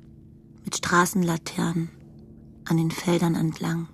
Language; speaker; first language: German; native; German